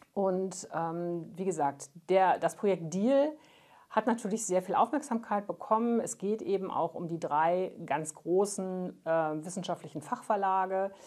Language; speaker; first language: German; native; German